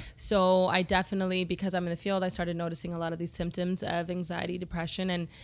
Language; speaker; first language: English; native; English